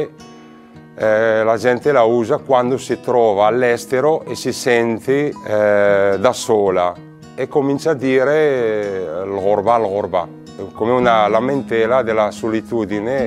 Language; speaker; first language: Italian; non-native, fluent; Arabic